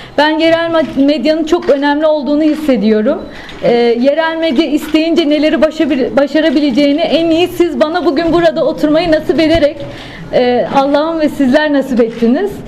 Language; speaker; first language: Turkish; native; Turkish